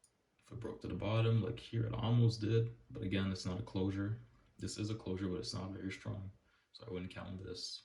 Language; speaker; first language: English; native; English